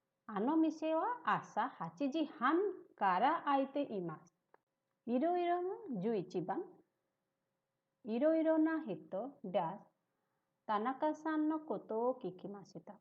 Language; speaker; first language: Japanese; non-native, fluent; Hindi